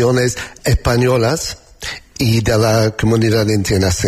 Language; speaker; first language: Spanish; non-native, learner; English